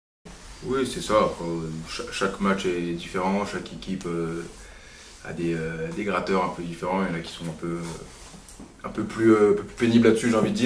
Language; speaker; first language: French; native; French